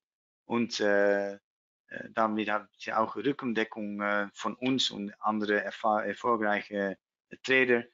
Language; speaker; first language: German; non-native, learner; Dutch